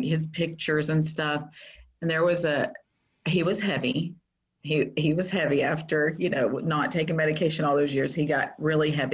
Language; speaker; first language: English; native; English